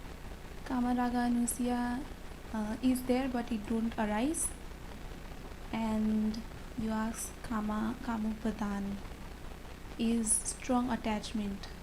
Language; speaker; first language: English; non-native, learner; Nepali